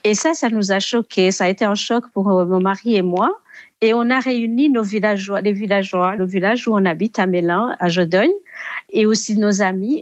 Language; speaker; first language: French; non-native, local second language; Rundi